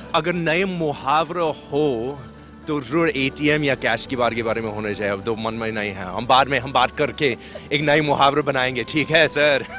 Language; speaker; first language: Hindi; non-native, fluent; English